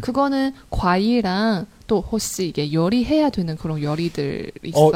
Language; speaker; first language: Korean; non-native, learner; Chinese